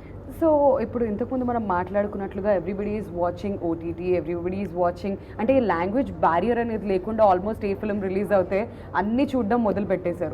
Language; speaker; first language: Telugu; native; Telugu